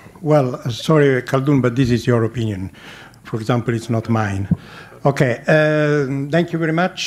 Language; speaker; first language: English; non-native, fluent; Italian